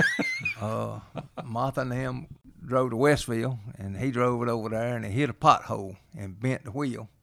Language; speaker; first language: English; native; English